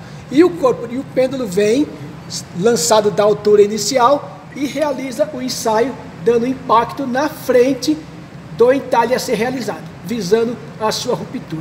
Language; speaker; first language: Portuguese; native; Portuguese